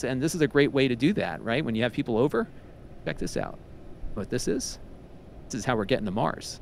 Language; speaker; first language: English; native; English